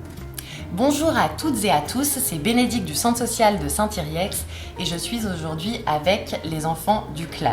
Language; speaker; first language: French; native; French